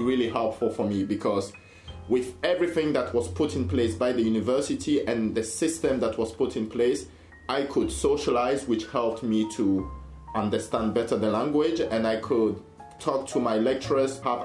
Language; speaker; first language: English; non-native, fluent; French